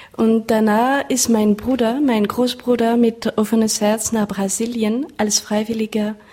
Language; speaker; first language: German; non-native, fluent; French